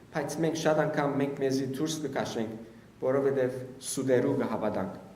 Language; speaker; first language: Armenian; early bilingual, heritage; Armenian